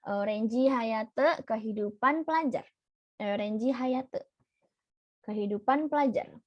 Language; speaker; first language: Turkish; non-native, learner; Indonesian